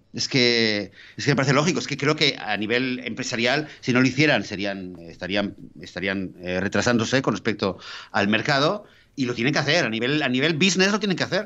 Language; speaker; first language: Spanish; native; Spanish